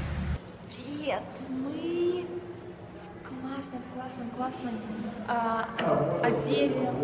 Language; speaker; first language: Russian; native; Russian